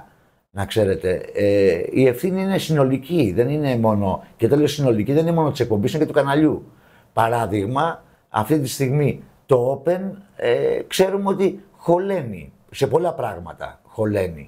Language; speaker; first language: Greek; native; Greek